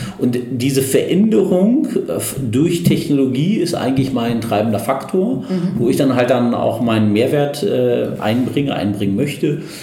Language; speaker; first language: German; early bilingual, other home language; Turkish